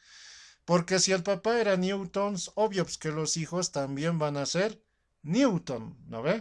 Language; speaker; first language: Spanish; native; Spanish